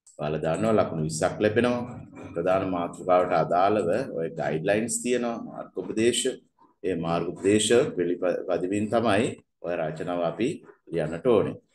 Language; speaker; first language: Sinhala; non-native, local second language; Tamil